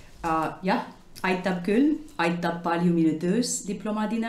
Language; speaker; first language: Estonian; non-native, learner; English